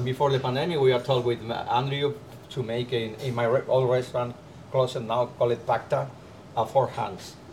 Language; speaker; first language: English; non-native, learner; Spanish